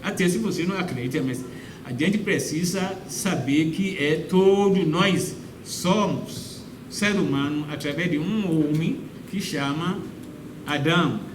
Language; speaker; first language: Portuguese; non-native, fluent; Yoruba